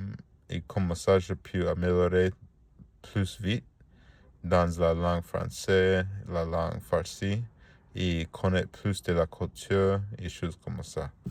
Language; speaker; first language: French; non-native, learner; Spanish